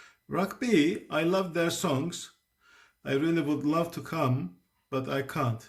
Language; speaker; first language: English; non-native, fluent; Turkish